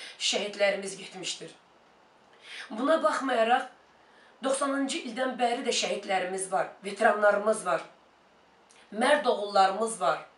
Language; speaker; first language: Azerbaijani; non-native, local second language; Talysh